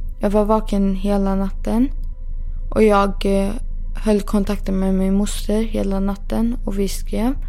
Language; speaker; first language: Swedish; early bilingual, other home language; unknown